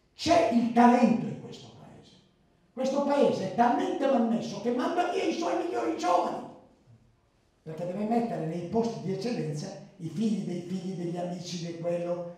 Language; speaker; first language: Italian; early bilingual, other home language; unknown